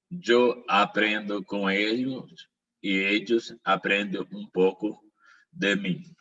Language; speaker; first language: Portuguese; non-native, learner; Spanish